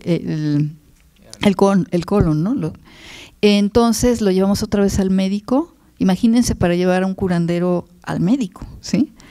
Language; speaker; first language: Spanish; native; Spanish